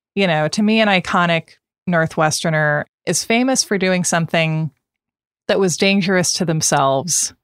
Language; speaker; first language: English; native; English